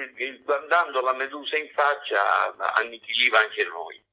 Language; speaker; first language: Italian; native; Italian